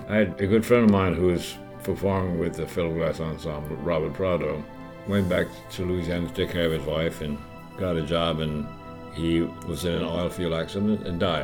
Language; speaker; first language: English; native; English